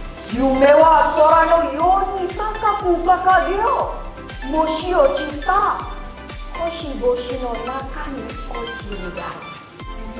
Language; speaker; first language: Japanese; non-native, learner; Indonesian